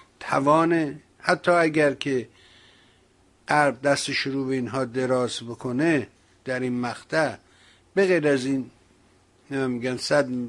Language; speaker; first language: Persian; native; Persian